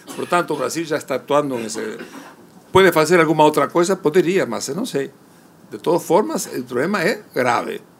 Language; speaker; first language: Spanish; native; Spanish